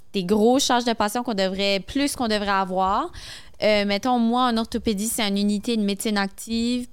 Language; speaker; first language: French; native; French